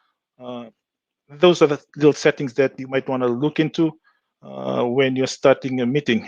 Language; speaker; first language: English; non-native, local second language; Fijian